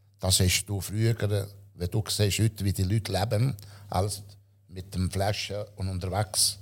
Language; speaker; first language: German; non-native, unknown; Italian